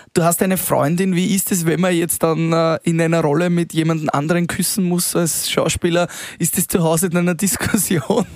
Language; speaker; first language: German; native; German